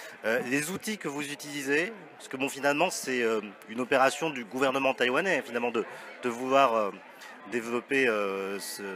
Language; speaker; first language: French; native; French